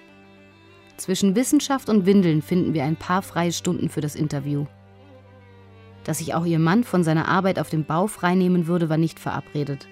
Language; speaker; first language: German; native; German